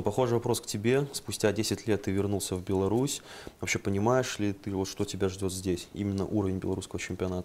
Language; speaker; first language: Russian; native; Russian